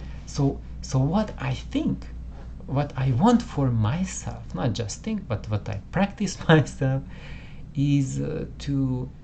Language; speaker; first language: English; non-native, fluent; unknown